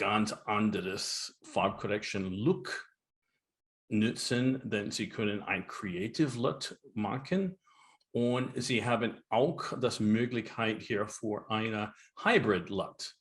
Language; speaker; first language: German; non-native, learner; English